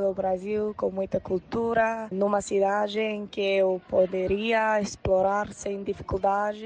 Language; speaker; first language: Portuguese; non-native, fluent; English